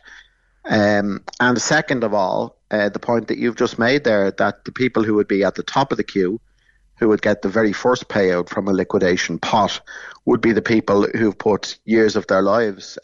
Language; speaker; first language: English; native; English